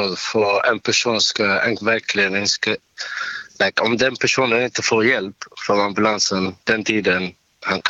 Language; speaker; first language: Swedish; non-native, learner; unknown